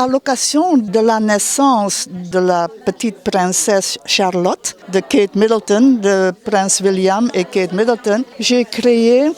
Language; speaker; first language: French; non-native, fluent; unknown